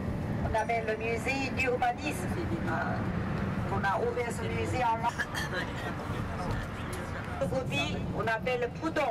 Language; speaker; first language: French; non-native, fluent; Chinese